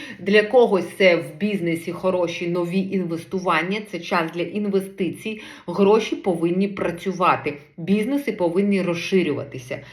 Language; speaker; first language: Ukrainian; non-native, local second language; Russian